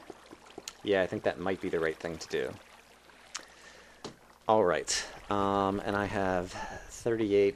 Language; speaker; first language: English; native; English